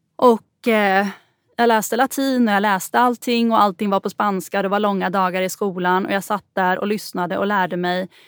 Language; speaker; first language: Swedish; native; Swedish